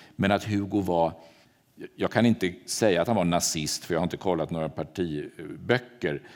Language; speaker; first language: Swedish; native; Swedish